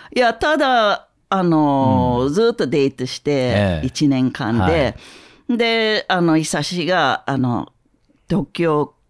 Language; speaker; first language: Japanese; non-native, learner; English